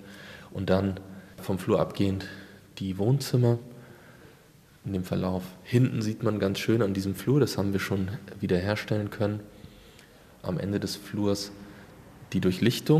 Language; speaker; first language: German; native; German